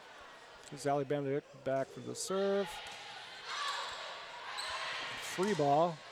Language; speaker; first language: English; native; English